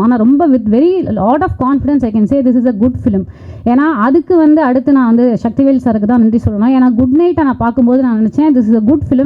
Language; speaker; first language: Tamil; native; Tamil